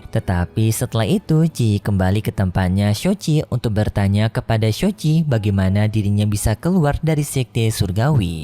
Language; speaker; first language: Indonesian; native; Indonesian